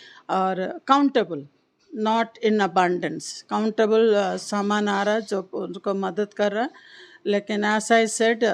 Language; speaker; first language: Hindi; non-native, local second language; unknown